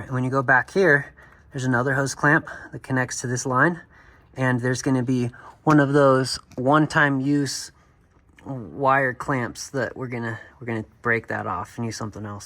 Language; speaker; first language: English; native; English